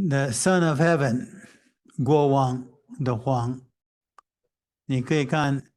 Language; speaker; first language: Chinese; non-native, fluent; English